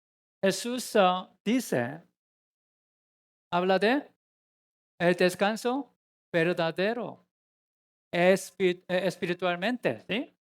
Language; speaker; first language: Spanish; non-native, learner; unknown